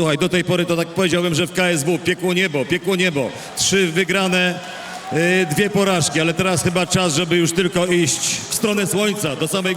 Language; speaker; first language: Polish; native; Polish